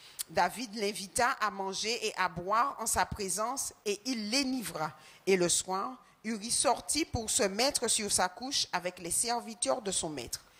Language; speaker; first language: French; native; French